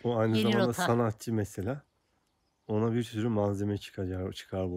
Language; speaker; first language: Turkish; native; Turkish